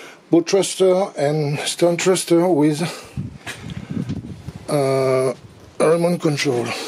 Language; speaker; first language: English; non-native, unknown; French